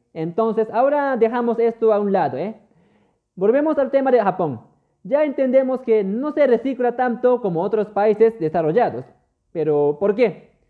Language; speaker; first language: Spanish; non-native, fluent; Japanese